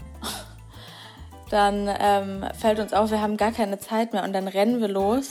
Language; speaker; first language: German; native; German